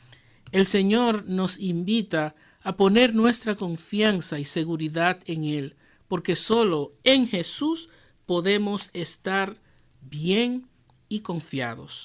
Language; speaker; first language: Spanish; native; Spanish